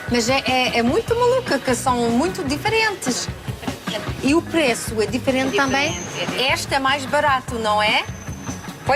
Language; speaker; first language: Portuguese; non-native, learner; French